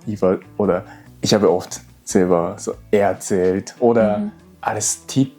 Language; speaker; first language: German; non-native, learner; Japanese